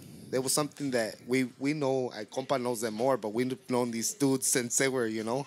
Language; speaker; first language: English; early bilingual, other home language; Spanish